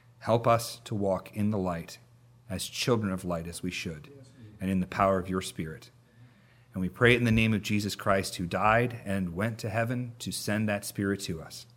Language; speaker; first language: English; native; English